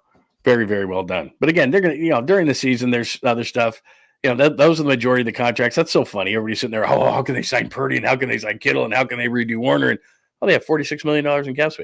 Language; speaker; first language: English; native; English